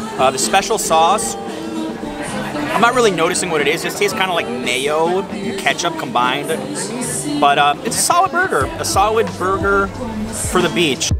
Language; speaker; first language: English; native; English